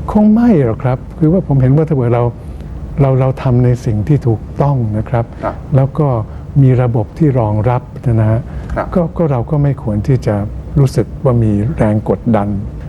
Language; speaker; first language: Thai; native; Thai